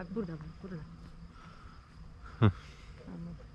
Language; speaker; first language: Turkish; non-native, learner; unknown